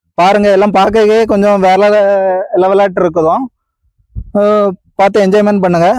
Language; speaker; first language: Tamil; native; Tamil